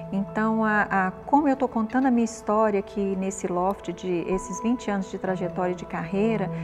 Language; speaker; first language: Portuguese; native; Portuguese